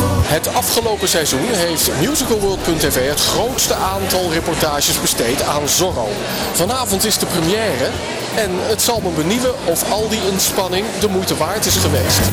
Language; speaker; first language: Dutch; native; Dutch